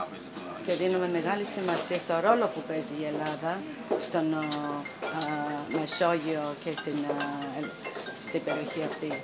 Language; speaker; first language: Greek; non-native, fluent; Chinese